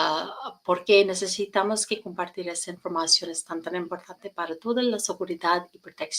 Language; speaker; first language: Spanish; non-native, learner; English